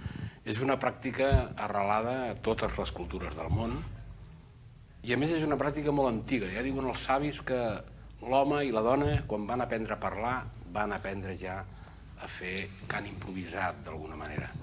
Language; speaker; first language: Catalan; native; Catalan